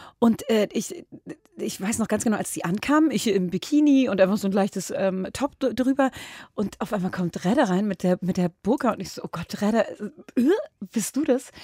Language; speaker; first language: German; early bilingual, other home language; Arabic